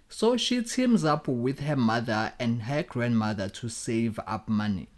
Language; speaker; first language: English; non-native, local second language; Zulu